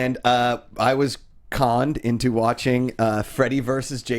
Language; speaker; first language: English; native; English